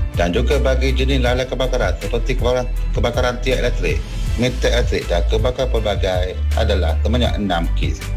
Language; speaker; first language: Malay; native; Malay